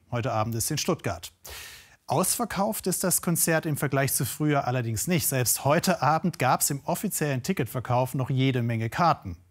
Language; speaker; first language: German; native; German